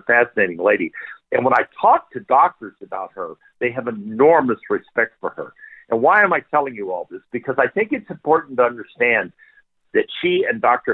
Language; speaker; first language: English; native; English